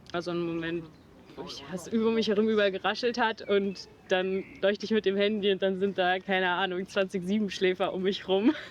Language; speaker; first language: German; native; German